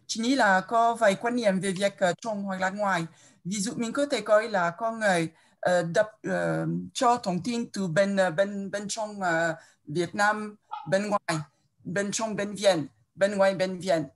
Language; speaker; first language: Vietnamese; non-native, fluent; French